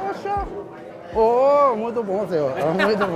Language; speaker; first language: Portuguese; non-native, learner; Chinese